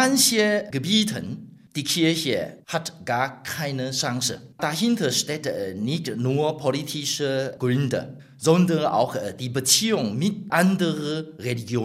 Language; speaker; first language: German; non-native, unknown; Chinese